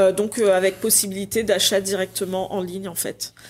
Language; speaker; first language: French; native; French